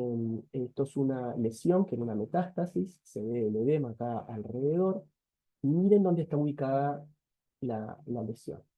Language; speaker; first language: Spanish; native; Spanish